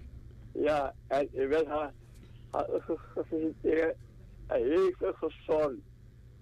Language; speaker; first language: Dutch; non-native, learner; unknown